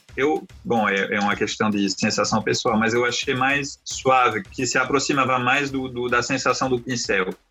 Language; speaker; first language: Portuguese; non-native, fluent; French